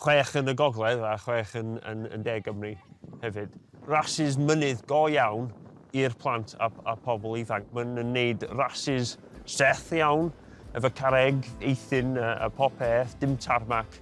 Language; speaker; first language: Welsh; non-native, local second language; English